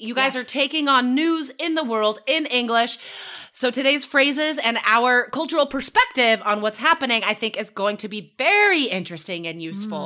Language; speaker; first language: English; native; English